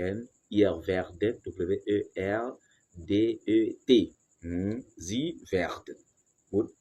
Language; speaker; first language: German; non-native, fluent; French